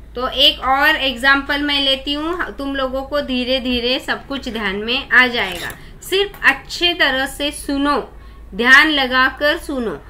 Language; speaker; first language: Hindi; non-native, local second language; Marathi